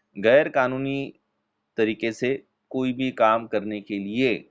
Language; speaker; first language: Hindi; non-native, local second language; Marathi